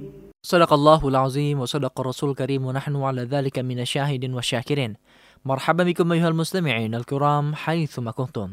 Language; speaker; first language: Arabic; non-native, fluent; Indonesian